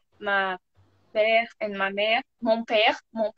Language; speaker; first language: French; non-native, learner; Portuguese